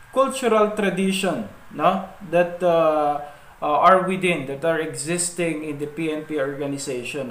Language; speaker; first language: English; non-native, local second language; Filipino